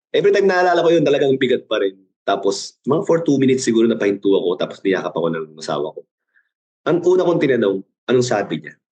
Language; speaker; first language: Filipino; early bilingual, other home language; Korean